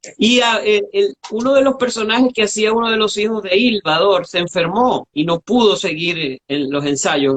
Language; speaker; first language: Spanish; native; Spanish